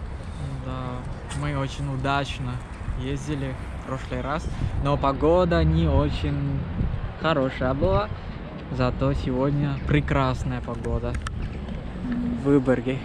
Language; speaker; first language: Russian; non-native, learner; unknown